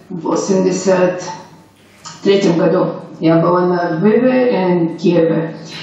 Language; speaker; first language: Russian; non-native, learner; Bulgarian